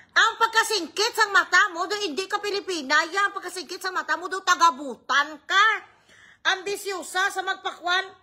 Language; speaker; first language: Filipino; non-native, local second language; Hiligaynon